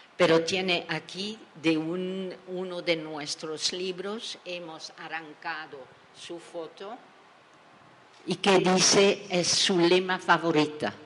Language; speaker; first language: Spanish; non-native, fluent; French